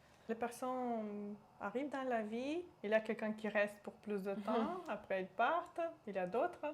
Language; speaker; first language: French; non-native, local second language; Romanian